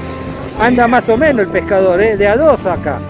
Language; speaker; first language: Spanish; native; Spanish